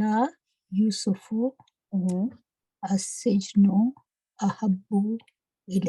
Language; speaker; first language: Arabic; non-native, learner; English